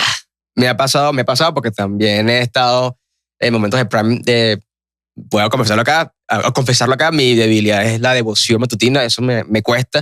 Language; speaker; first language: Spanish; native; Spanish